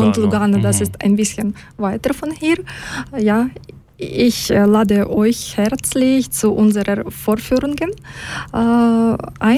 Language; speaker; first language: German; non-native, learner; Ukrainian